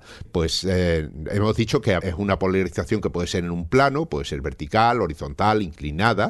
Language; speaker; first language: Spanish; native; Spanish